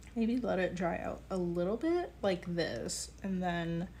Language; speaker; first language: English; native; English